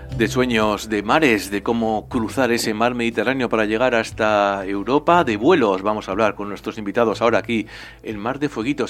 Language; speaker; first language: Spanish; native; Spanish